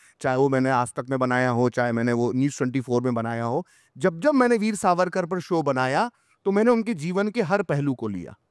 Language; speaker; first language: Hindi; native; Hindi